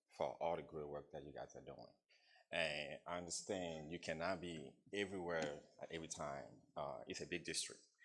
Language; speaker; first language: English; non-native, fluent; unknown